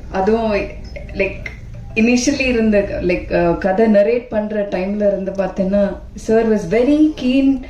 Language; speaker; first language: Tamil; non-native, fluent; Malayalam